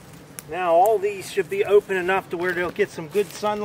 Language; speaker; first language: English; native; English